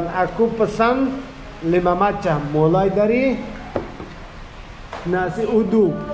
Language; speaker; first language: Indonesian; non-native, learner; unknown